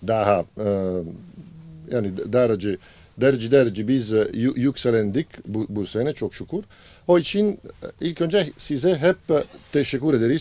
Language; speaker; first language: Turkish; non-native, learner; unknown